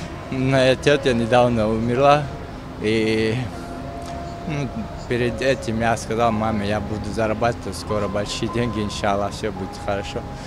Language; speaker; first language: Russian; non-native, local second language; Chechen